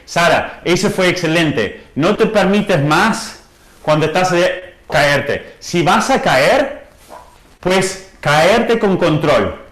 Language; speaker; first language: Spanish; non-native, fluent; English